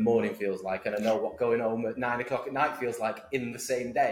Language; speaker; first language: English; native; English